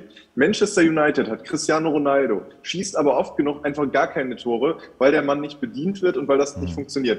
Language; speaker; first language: German; native; German